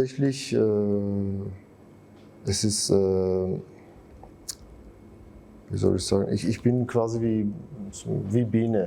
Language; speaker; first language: German; non-native, fluent; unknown